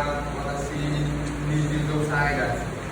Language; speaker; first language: Japanese; non-native, learner; Vietnamese